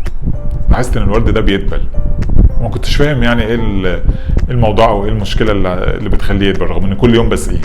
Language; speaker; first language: Arabic; native; Arabic